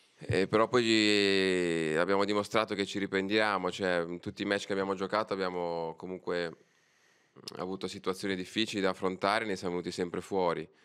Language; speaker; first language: Italian; native; Italian